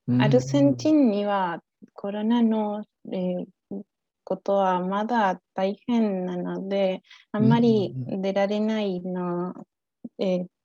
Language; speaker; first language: Japanese; non-native, learner; Spanish